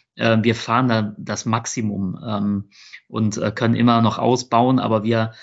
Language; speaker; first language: German; native; German